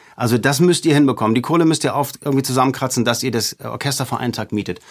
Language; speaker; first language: German; native; German